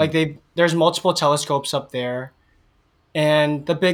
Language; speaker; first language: English; native; English